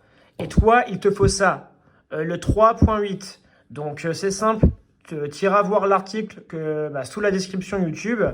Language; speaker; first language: French; native; French